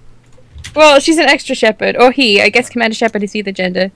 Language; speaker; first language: English; native; English